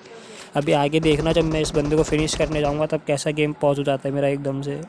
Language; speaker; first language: Hindi; native; Hindi